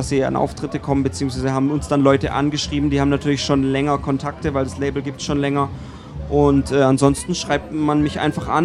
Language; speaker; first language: German; native; German